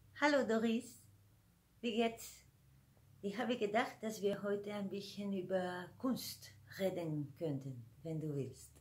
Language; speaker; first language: German; non-native, fluent; Spanish